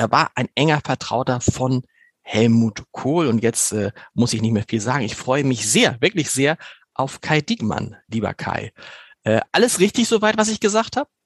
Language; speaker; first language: German; native; German